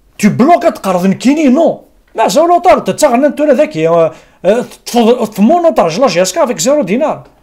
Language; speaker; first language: French; non-native, local second language; Kabyle